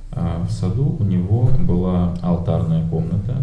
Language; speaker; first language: Russian; native; Russian